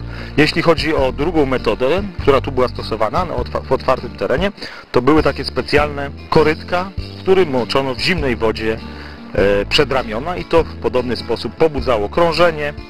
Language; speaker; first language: Polish; native; Polish